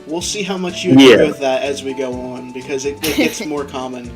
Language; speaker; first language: English; native; English